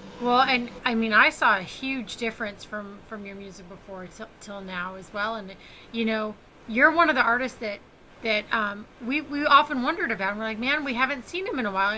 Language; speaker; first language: English; native; English